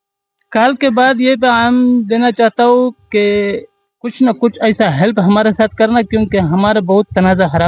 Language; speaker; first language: Hindi; non-native, local second language; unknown